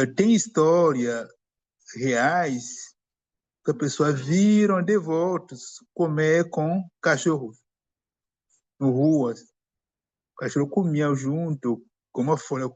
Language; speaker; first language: Portuguese; non-native, fluent; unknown